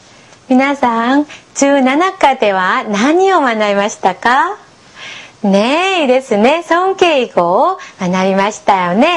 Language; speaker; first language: Japanese; non-native, fluent; Korean